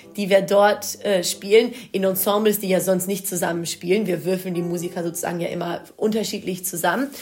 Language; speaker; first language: German; non-native, local second language; Greek